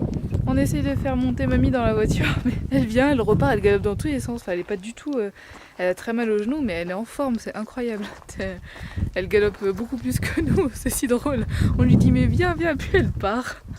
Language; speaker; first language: French; native; French